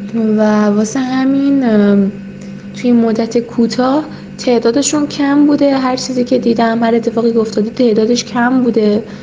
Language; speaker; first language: Persian; native; Persian